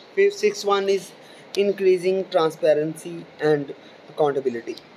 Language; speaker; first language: English; non-native, local second language; Urdu